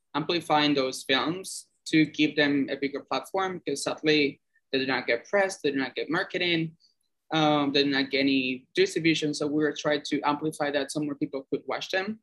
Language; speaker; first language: English; non-native, fluent; Spanish